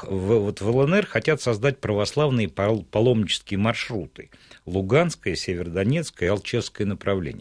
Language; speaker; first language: Russian; native; Russian